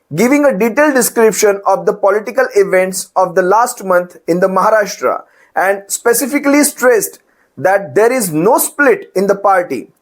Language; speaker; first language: English; non-native, local second language; Marathi